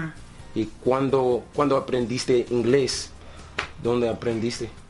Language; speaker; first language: Spanish; non-native, learner; English